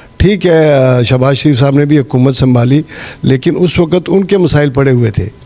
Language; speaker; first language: Urdu; non-native, local second language; Pashto